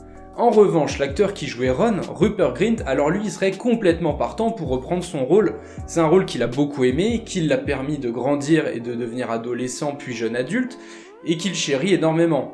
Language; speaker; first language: French; native; French